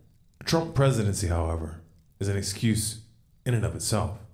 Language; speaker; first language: English; native; English